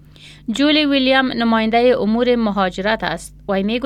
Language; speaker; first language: Persian; native; Persian